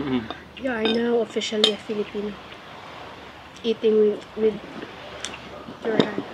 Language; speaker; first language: English; non-native, learner; Cebuano